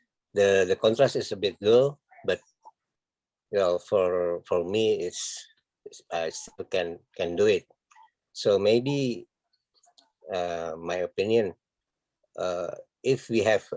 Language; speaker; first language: English; non-native, learner; Indonesian